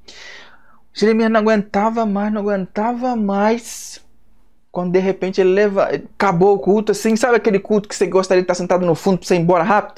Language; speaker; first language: Portuguese; native; Portuguese